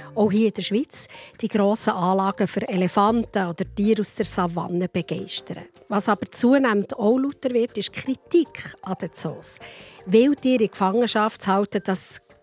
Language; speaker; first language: German; native; German